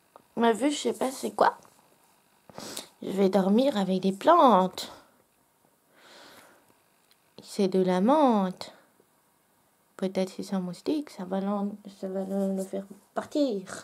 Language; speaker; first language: French; native; French